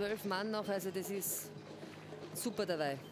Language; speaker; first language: German; native; German